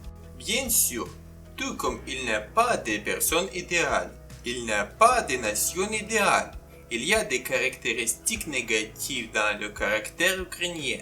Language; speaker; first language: French; non-native, fluent; Ukrainian